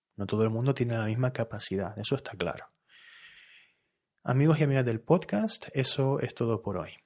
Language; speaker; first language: Spanish; native; Spanish